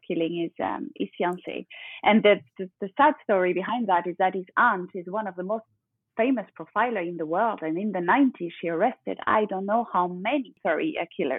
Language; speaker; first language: English; non-native, fluent; French